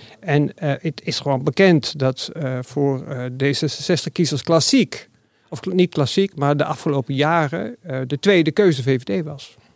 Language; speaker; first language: Dutch; native; Dutch